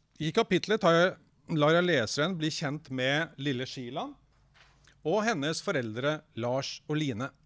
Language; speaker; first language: Norwegian; native; Norwegian